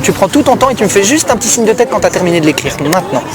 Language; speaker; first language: French; native; French